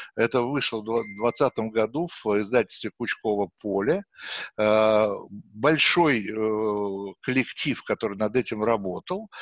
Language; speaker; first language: Russian; native; Russian